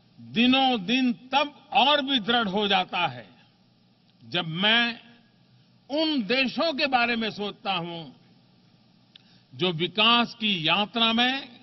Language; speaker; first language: Hindi; non-native, local second language; Gujarati